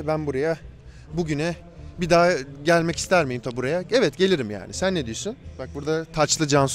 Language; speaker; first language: Turkish; native; Turkish